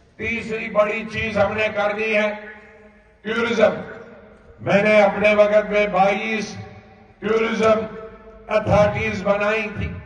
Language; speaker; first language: Urdu; non-native, local second language; Kashmiri